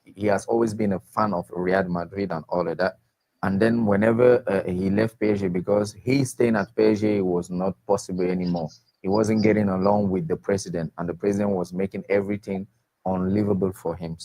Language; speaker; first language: English; non-native, local second language; French